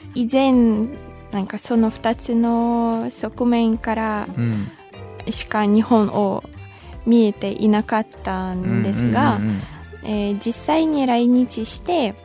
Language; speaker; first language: Japanese; non-native, fluent; Ukrainian